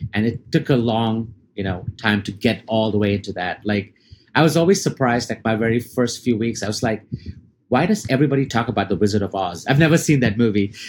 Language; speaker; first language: English; early bilingual, other home language; Arabic